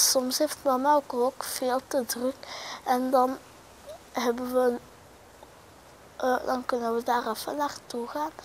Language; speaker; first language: Dutch; non-native, local second language; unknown